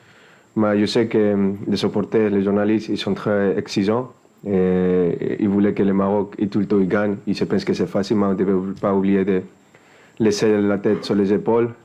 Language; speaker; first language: French; non-native, fluent; Spanish